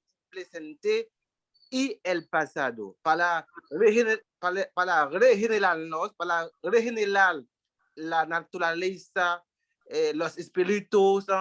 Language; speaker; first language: Spanish; non-native, fluent; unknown